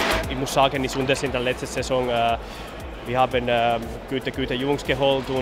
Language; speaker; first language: German; non-native, learner; Finnish